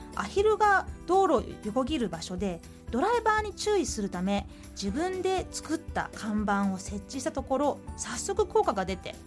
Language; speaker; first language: Japanese; native; Japanese